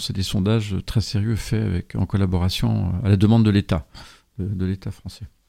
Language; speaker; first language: French; native; French